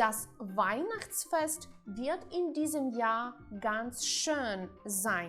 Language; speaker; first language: German; non-native, fluent; Ukrainian